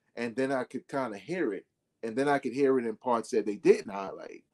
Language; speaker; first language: English; native; English